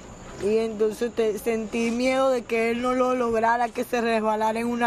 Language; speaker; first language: Spanish; native; Spanish